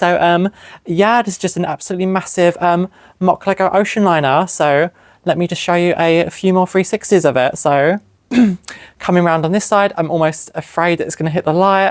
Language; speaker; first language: English; native; English